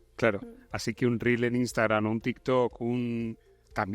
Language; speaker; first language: Spanish; native; Spanish